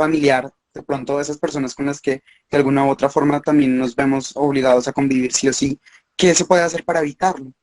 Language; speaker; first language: Spanish; native; Spanish